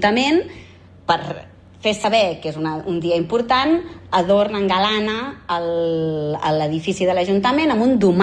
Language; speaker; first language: Catalan; native; Catalan